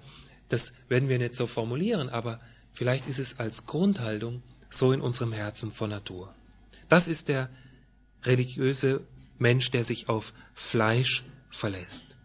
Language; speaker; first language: German; native; German